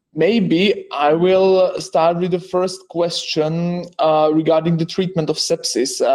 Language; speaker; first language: English; non-native, fluent; Czech